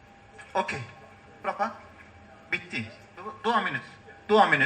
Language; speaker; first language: Indonesian; non-native, learner; Turkish